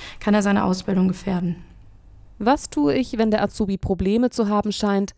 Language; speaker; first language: German; native; German